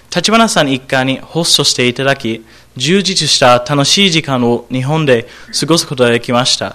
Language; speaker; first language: Japanese; non-native, learner; English